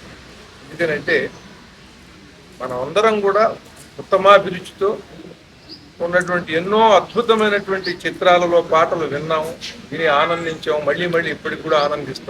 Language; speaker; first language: Telugu; native; Telugu